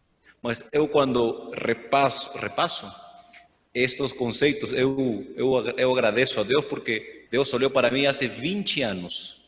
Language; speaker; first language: Portuguese; non-native, fluent; Spanish